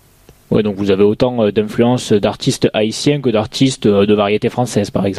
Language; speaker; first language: French; native; French